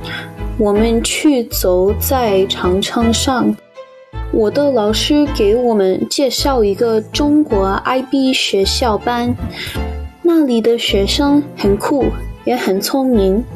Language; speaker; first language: Chinese; non-native, learner; English